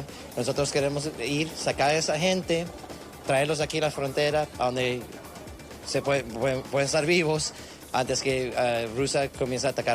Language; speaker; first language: Spanish; early bilingual, heritage; Spanish